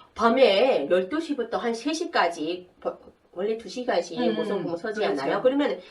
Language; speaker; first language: Korean; native; Korean